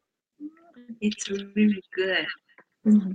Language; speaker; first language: English; non-native, learner; Japanese